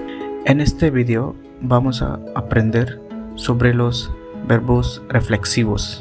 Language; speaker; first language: Spanish; non-native, fluent; Telugu